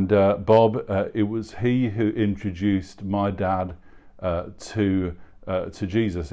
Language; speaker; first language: English; native; English